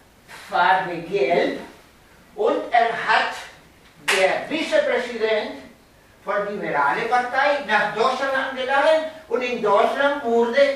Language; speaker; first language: German; non-native, learner; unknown